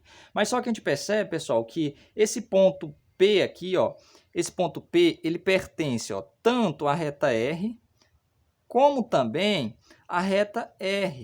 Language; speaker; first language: Portuguese; native; Portuguese